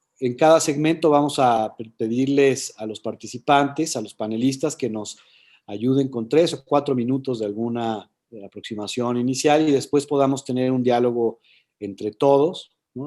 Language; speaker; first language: Spanish; native; Spanish